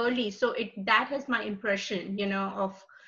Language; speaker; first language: English; non-native, local second language; Hindi